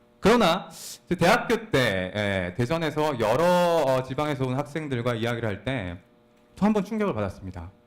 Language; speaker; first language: Korean; native; Korean